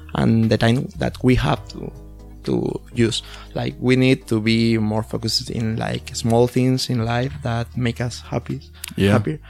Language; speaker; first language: English; non-native, learner; Spanish